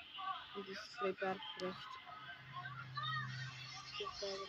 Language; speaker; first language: English; non-native, learner; Indonesian